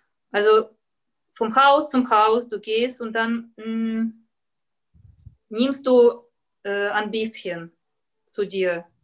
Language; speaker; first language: German; non-native, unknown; Russian